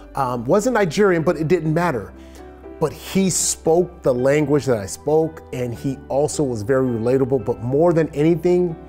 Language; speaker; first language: English; native; English